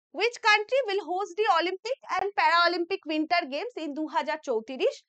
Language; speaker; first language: English; non-native, local second language; Bangla